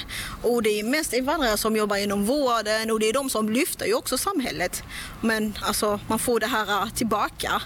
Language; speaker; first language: Swedish; non-native, fluent; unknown